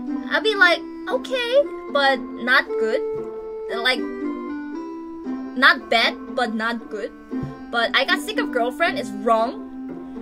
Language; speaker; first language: English; non-native, fluent; Korean